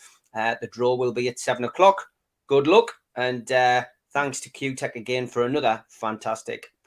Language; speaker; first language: English; native; English